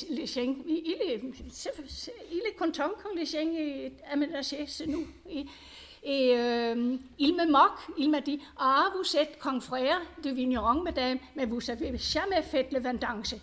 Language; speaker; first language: French; non-native, learner; Danish